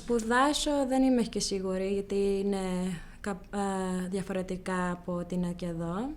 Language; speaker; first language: Greek; early bilingual, heritage; Greek